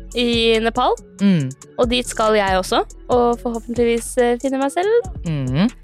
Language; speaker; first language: Norwegian; native; Norwegian